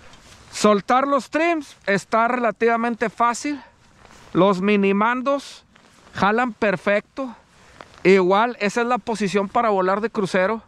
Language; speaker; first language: Spanish; native; Spanish